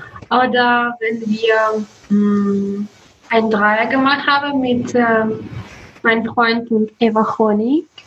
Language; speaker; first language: German; non-native, learner; Russian